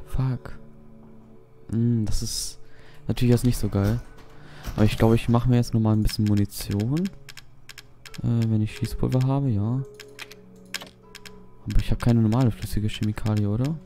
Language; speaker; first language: German; native; German